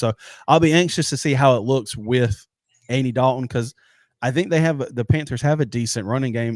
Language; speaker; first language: English; native; English